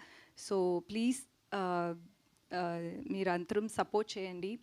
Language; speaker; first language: Telugu; non-native, learner; Tamil